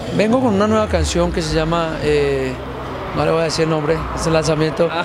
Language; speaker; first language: Spanish; native; Spanish